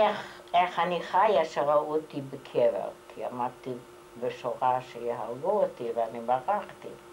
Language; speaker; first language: Hebrew; non-native, fluent; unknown